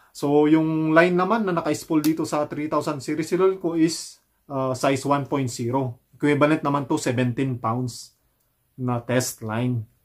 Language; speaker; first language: Filipino; native; Filipino